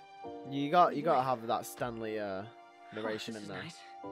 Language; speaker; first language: English; native; English